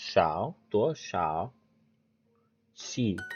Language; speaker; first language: Chinese; non-native, learner; English